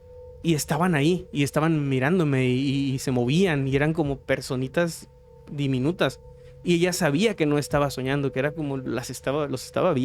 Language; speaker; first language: Spanish; native; Spanish